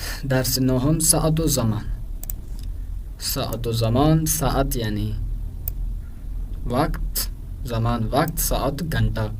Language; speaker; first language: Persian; non-native, fluent; Urdu